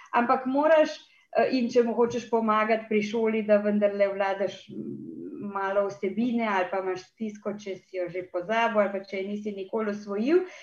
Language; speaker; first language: Slovenian; native; Slovenian